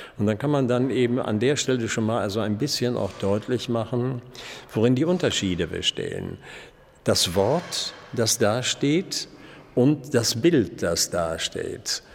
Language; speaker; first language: German; native; German